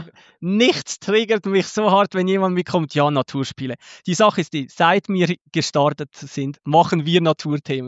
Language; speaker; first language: German; native; German